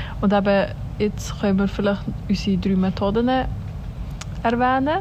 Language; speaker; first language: German; early bilingual, other home language; Swiss German